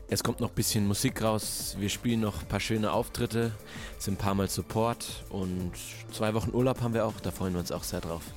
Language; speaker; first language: German; native; German